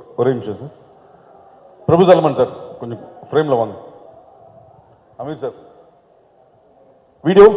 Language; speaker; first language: Tamil; native; Tamil